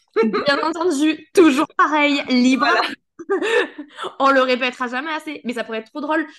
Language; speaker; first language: French; native; French